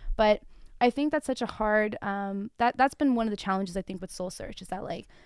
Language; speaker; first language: English; early bilingual, other home language; Tigrinya